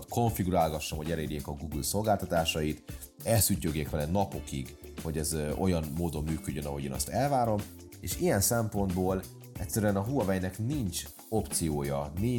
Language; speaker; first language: Hungarian; native; Hungarian